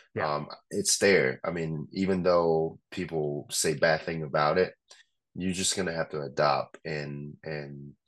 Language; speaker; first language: English; non-native, local second language; Cantonese